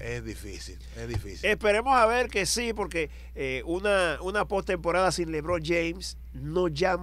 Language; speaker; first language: Spanish; native; Spanish